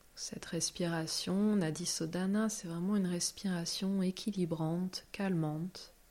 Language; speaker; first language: French; native; French